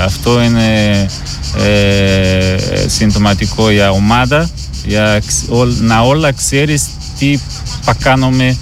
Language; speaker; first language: Greek; non-native, learner; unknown